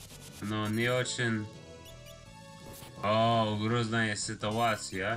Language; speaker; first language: Russian; non-native, learner; English